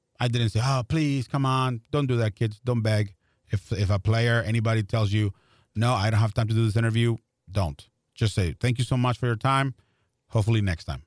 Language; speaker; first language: English; non-native, fluent; Spanish